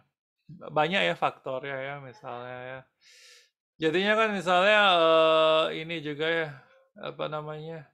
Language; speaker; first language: Indonesian; native; Indonesian